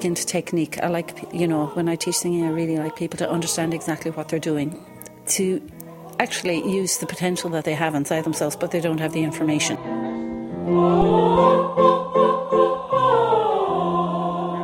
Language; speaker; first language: English; native; English